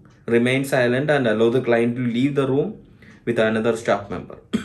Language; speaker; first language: English; non-native, local second language; Malayalam